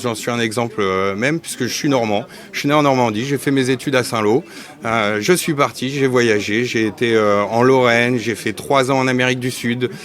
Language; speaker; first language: French; native; French